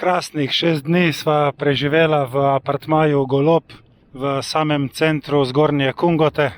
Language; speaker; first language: Slovenian; native; Slovenian